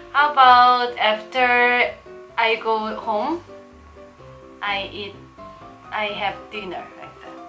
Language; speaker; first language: English; non-native, learner; Korean